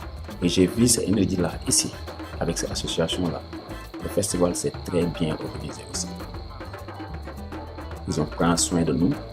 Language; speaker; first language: French; non-native, local second language; Wolof